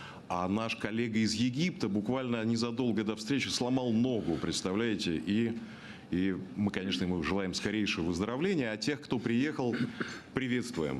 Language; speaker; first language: Russian; native; Russian